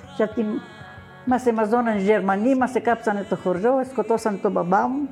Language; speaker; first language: Greek; native; Greek